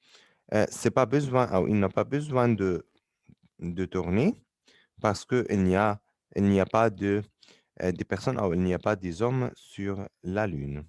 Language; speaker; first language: French; non-native, fluent; Arabic